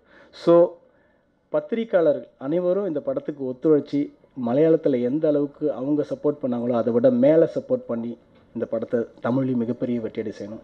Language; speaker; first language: Tamil; native; Tamil